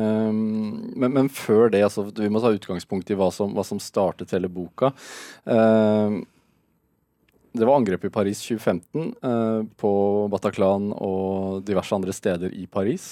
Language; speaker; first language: Norwegian; native; Norwegian